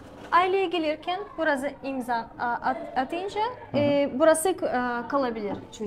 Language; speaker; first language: Turkish; non-native, learner; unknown